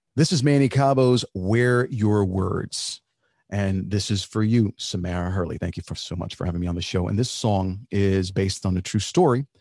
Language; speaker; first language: English; early bilingual, other home language; Spanish